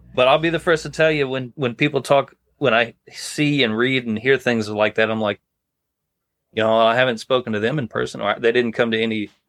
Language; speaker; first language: English; native; English